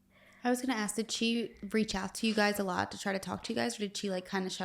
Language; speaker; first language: English; native; English